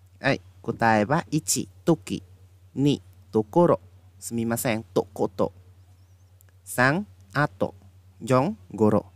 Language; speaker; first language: Japanese; non-native, fluent; Khmer